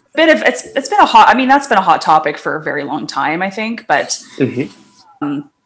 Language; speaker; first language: English; native; English